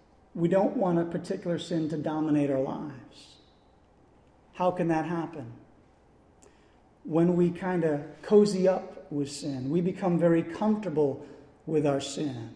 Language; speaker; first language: English; native; English